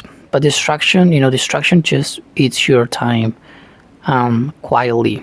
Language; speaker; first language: English; non-native, fluent; Spanish